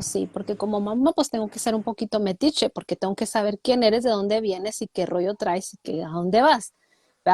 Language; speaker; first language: Spanish; native; Spanish